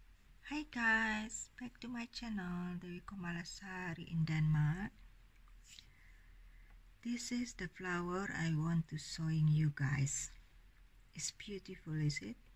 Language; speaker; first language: English; non-native, learner; Indonesian